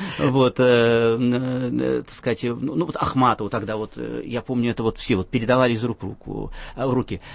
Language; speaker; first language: Russian; early bilingual, other home language; Arabic